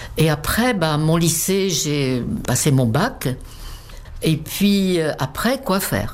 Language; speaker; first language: French; non-native, fluent; Czech